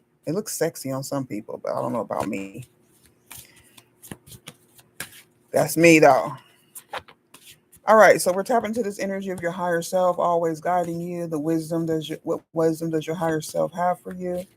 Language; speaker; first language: English; native; English